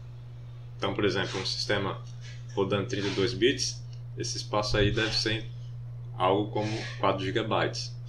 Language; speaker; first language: Portuguese; native; Portuguese